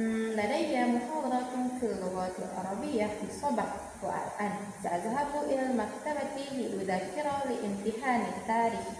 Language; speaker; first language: Arabic; non-native, learner; Indonesian